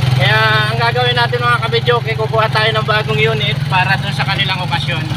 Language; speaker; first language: Filipino; native; Filipino